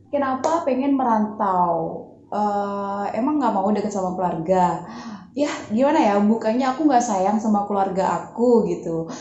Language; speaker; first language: Indonesian; native; Indonesian